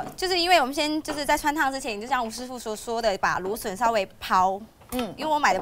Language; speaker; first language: Chinese; native; Chinese